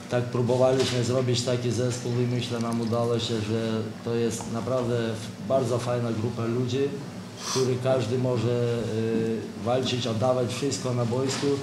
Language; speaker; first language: Polish; non-native, fluent; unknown